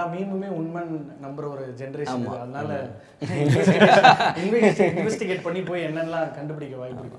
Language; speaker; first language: Tamil; native; Tamil